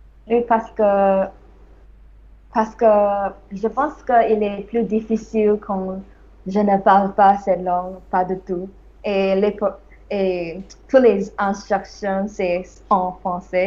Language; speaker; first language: French; non-native, learner; English